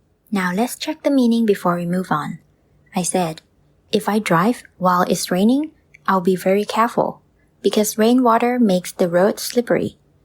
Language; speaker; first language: English; non-native, fluent; Thai